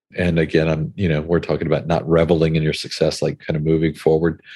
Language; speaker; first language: English; native; English